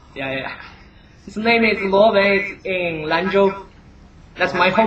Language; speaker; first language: English; non-native, learner; Chinese